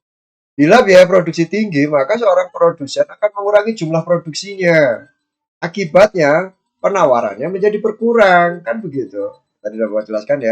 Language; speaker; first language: Indonesian; native; Indonesian